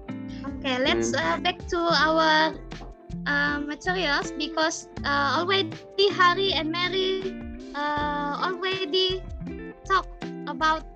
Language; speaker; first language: English; non-native, fluent; Indonesian